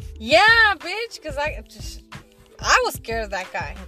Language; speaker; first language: English; early bilingual, other home language; Spanish